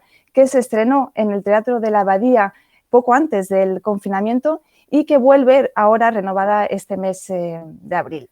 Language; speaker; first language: Spanish; native; Spanish